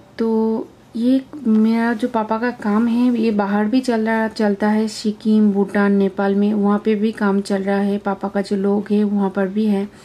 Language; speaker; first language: Hindi; non-native, local second language; Bangla